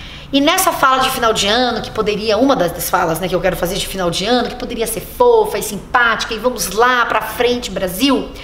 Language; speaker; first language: Portuguese; native; Portuguese